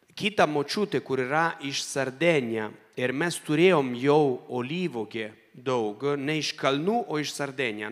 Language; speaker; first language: Lithuanian; non-native, fluent; Italian